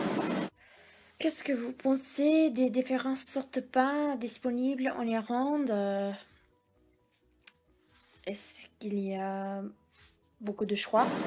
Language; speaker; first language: French; non-native, learner; English